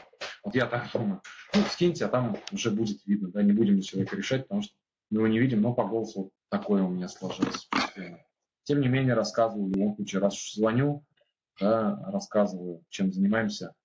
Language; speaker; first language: Russian; native; Russian